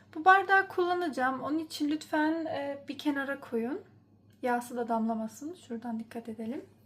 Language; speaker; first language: Turkish; early bilingual, heritage; Turkish